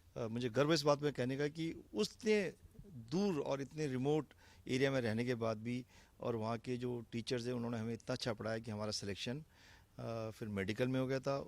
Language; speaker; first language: Hindi; native; Hindi